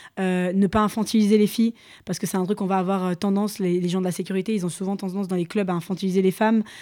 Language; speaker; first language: French; early bilingual, other home language; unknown